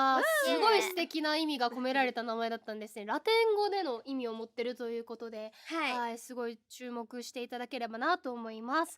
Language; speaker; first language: Japanese; native; Japanese